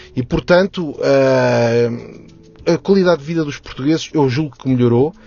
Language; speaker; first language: Portuguese; native; Portuguese